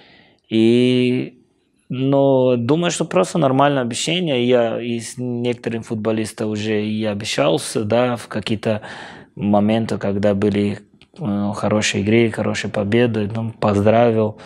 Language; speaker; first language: Russian; non-native, fluent; Portuguese